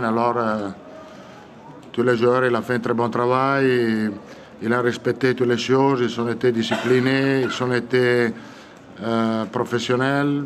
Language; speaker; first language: French; non-native, fluent; Italian